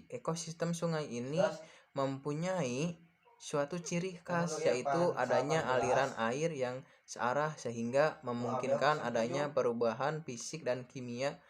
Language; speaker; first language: Indonesian; native; Indonesian